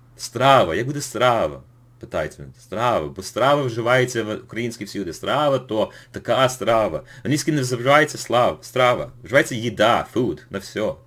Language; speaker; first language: Ukrainian; early bilingual, heritage; English